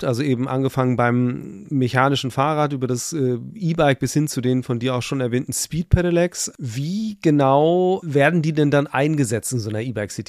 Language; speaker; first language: German; native; German